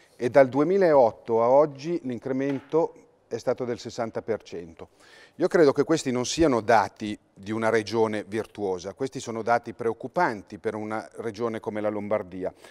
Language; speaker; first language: Italian; native; Italian